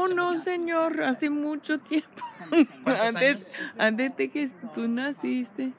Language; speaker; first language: Spanish; non-native, fluent; English